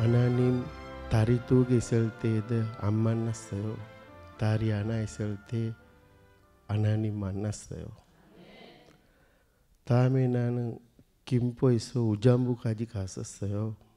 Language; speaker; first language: Korean; non-native, learner; Sinhala